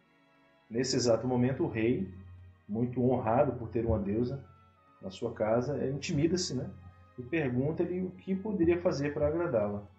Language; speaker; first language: Portuguese; native; Portuguese